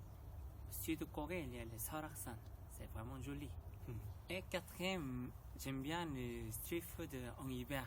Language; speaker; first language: French; non-native, learner; Korean